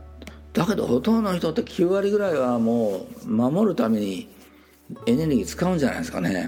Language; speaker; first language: Japanese; native; Japanese